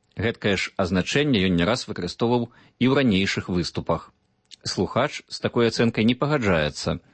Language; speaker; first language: Belarusian; native; Belarusian